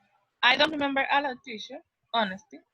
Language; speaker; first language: English; non-native, learner; Spanish